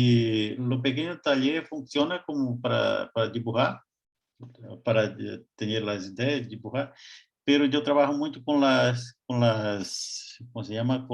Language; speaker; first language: Spanish; non-native, fluent; Portuguese